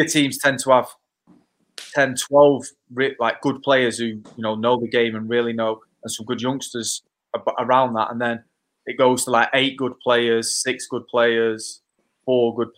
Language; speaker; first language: English; native; English